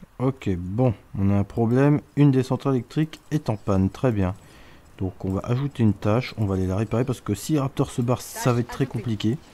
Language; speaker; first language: French; native; French